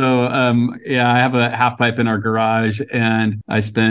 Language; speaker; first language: English; native; English